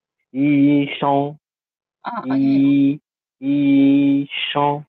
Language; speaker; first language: Chinese; non-native, learner; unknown